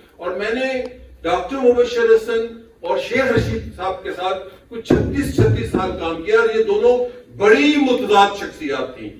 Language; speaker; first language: Urdu; non-native, local second language; Punjabi